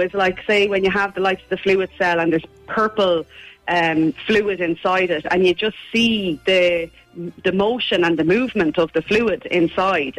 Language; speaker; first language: English; native; English